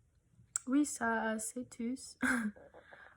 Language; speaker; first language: French; non-native, learner; English